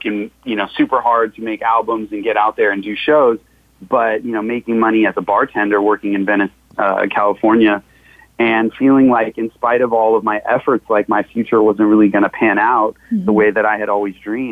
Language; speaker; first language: English; native; English